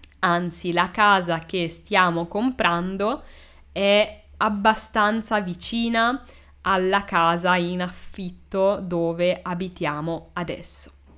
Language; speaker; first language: Italian; native; Italian